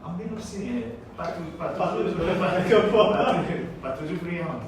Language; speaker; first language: French; non-native, learner; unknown